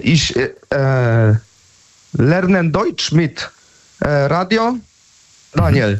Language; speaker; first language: German; non-native, learner; Polish